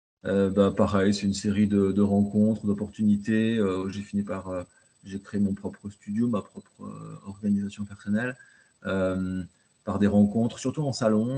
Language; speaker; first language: French; native; French